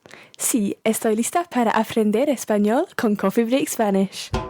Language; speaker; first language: Spanish; non-native, learner; English